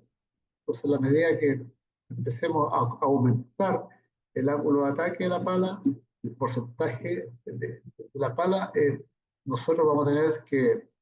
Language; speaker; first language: Spanish; native; Spanish